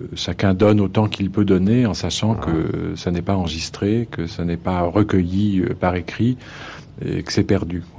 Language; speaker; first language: French; native; French